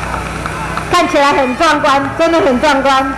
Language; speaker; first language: Chinese; native; Chinese